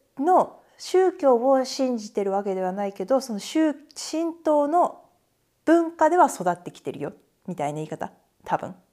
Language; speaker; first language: Japanese; native; Japanese